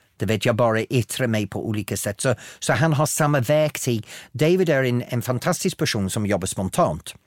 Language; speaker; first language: Swedish; non-native, fluent; English